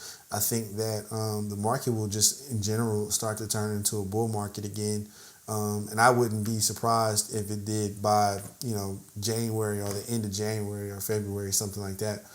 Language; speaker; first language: English; native; English